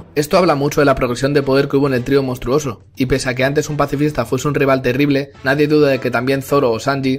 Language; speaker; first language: Spanish; native; Spanish